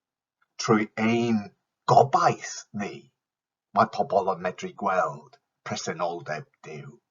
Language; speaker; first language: Welsh; non-native, fluent; English